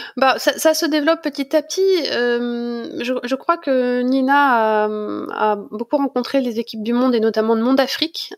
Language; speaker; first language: French; native; French